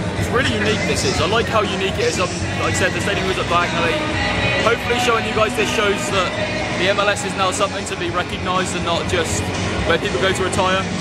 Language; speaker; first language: English; native; English